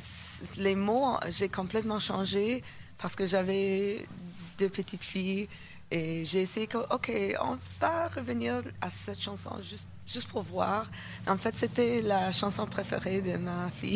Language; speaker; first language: French; non-native, fluent; English